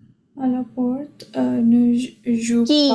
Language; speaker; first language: French; non-native, learner; Hindi